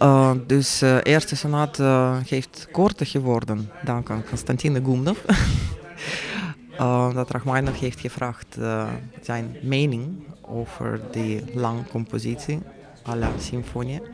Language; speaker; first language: Dutch; non-native, fluent; Russian